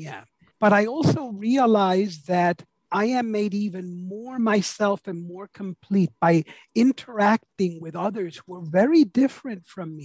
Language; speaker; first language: English; native; English